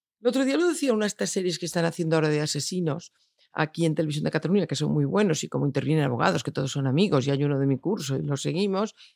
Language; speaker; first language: Spanish; non-native, local second language; Catalan